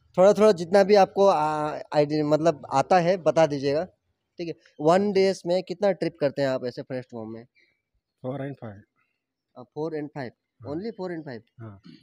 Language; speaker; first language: Hindi; non-native, local second language; Bangla